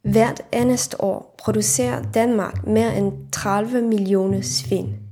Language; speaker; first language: Danish; non-native, fluent; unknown